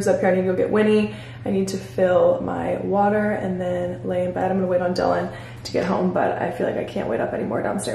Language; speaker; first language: English; native; English